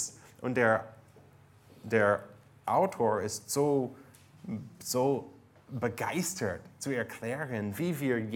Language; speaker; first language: German; non-native, fluent; English